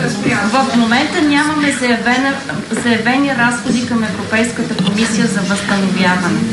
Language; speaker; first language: Bulgarian; native; Bulgarian